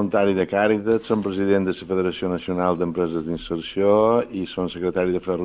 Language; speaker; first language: Catalan; native; Catalan